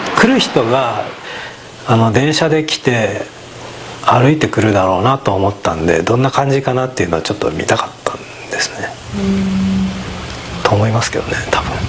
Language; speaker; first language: Japanese; native; Japanese